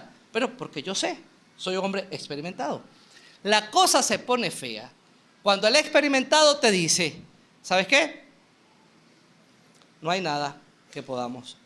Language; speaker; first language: Spanish; native; Spanish